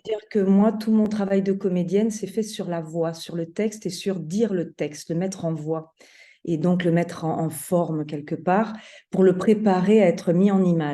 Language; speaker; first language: French; native; French